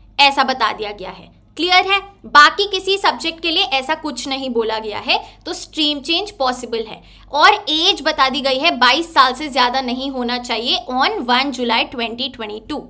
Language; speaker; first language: Hindi; native; Hindi